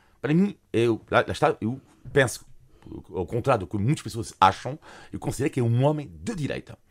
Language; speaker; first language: Portuguese; non-native, fluent; French